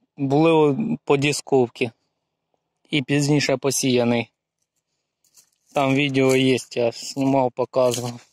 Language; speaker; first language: Ukrainian; non-native, local second language; Russian